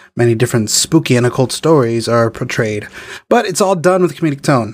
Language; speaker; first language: English; non-native, fluent; Spanish